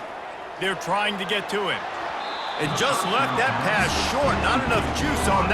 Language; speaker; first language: English; native; English